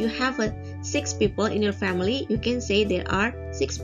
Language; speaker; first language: English; non-native, learner; Indonesian